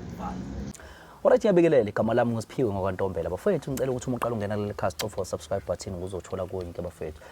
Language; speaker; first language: Zulu; native; Zulu